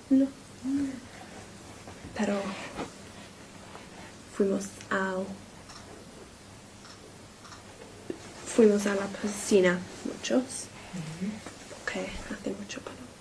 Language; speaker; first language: Spanish; non-native, learner; English